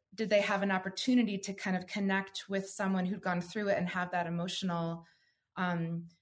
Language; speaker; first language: English; native; English